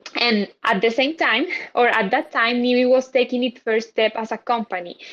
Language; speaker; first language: English; non-native, fluent; Spanish